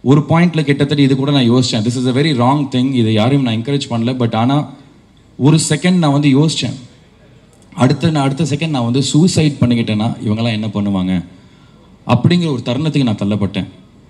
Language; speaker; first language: Tamil; native; Tamil